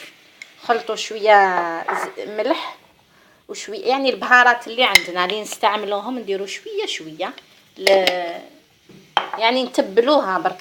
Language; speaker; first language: Arabic; native; Arabic